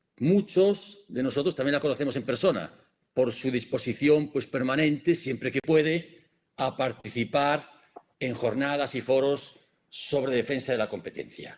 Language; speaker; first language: Spanish; native; Spanish